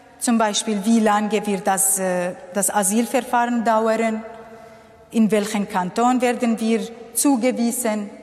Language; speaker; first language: German; non-native, fluent; Kurdish